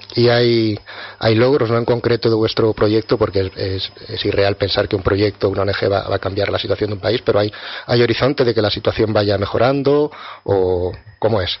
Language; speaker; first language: Spanish; native; Spanish